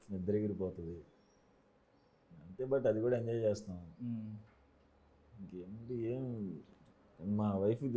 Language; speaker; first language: Telugu; native; Telugu